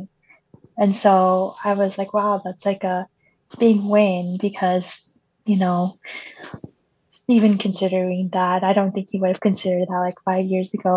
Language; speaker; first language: English; early bilingual, other home language; Cebuano